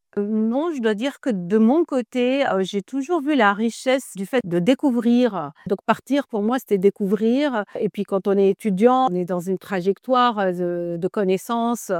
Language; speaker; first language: French; non-native, local second language; Arabic